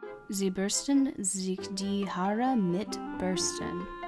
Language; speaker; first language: German; non-native, learner; English